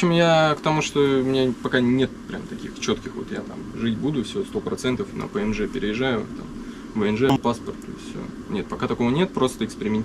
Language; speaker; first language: Russian; native; Russian